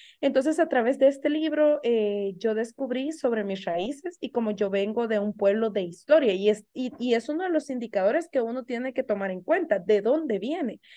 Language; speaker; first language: Spanish; native; Spanish